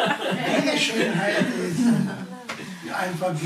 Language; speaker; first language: German; non-native, learner; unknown